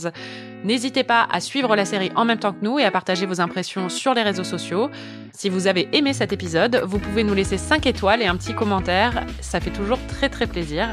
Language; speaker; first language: French; native; French